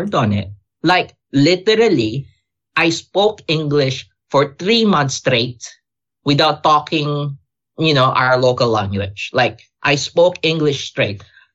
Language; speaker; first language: English; non-native, local second language; Filipino